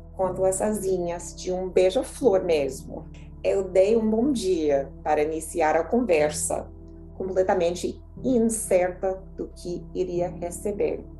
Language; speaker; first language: Portuguese; non-native, fluent; English